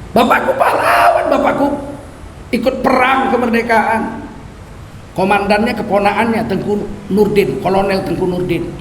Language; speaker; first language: Indonesian; native; Indonesian